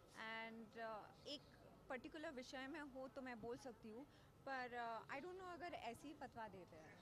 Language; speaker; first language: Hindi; early bilingual, heritage; Hindi